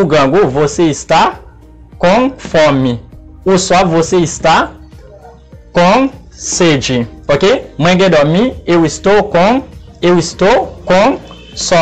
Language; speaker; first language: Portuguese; non-native, fluent; Haitian Creole